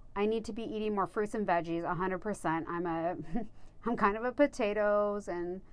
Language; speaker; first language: English; native; English